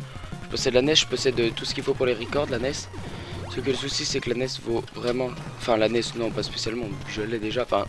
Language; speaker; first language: French; native; French